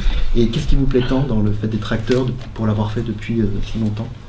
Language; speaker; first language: French; native; French